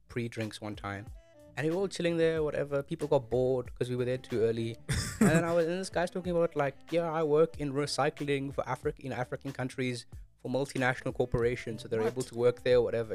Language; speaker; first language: English; early bilingual, other home language; Amharic